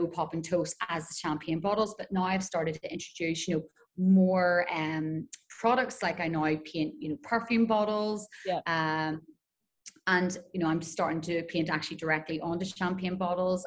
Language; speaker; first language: English; native; English